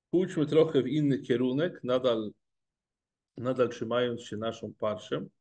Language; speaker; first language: Polish; non-native, fluent; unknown